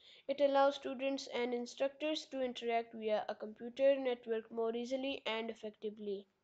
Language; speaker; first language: English; non-native, local second language; Urdu